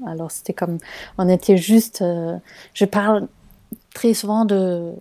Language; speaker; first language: French; non-native, fluent; German